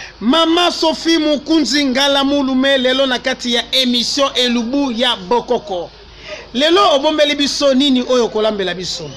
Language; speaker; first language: Lingala; native; Lingala